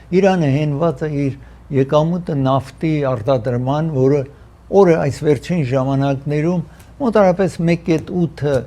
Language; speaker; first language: Armenian; early bilingual, heritage; Armenian